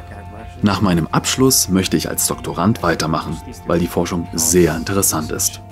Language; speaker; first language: German; non-native, learner; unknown